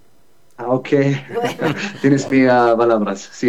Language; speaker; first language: Spanish; non-native, learner; Arabic